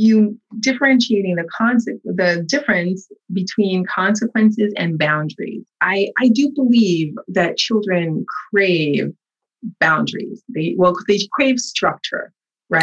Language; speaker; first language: English; native; English